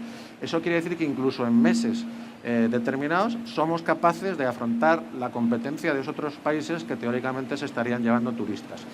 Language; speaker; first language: Spanish; native; Spanish